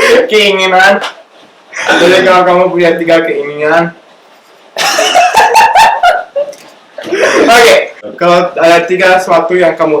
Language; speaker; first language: Indonesian; non-native, local second language; English